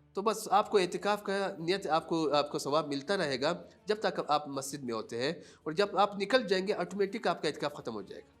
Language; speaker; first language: Urdu; non-native, local second language; Pashto